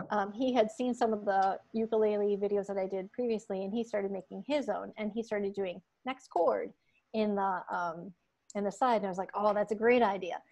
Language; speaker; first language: English; native; English